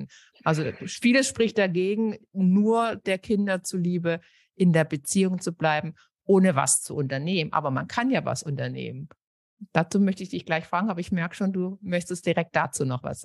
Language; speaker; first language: German; native; German